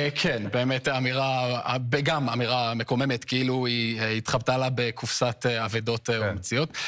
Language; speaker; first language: Hebrew; early bilingual, heritage; Hebrew